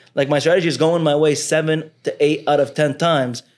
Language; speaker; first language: English; early bilingual, other home language; Arabic